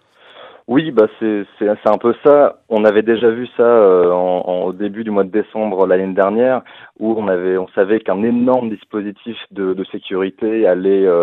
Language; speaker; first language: French; native; French